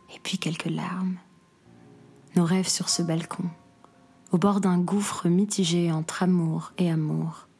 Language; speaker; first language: French; non-native, local second language; Arabic